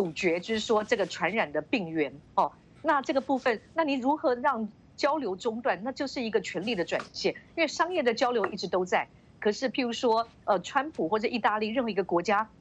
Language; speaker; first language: Chinese; native; Chinese